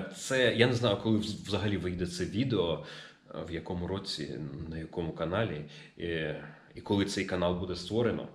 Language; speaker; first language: Ukrainian; native; Ukrainian